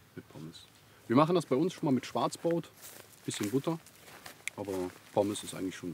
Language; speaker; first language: German; native; German